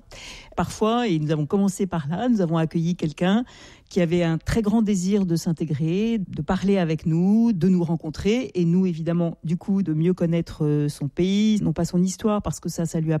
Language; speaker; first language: French; native; French